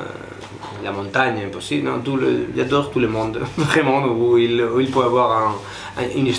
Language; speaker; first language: French; non-native, fluent; Spanish